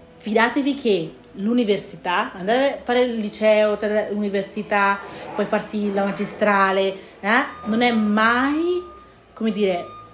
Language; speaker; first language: Italian; early bilingual, other home language; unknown